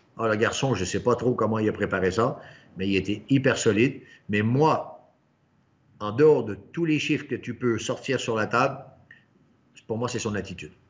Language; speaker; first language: French; native; French